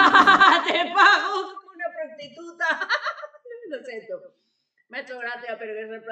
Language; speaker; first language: Spanish; native; Spanish